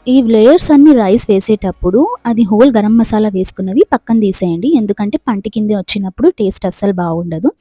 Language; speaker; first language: Telugu; non-native, local second language; Urdu